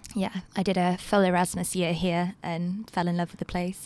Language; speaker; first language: English; non-native, local second language; Welsh